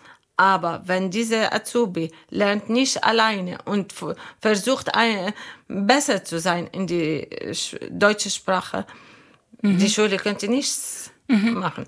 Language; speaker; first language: German; non-native, learner; Arabic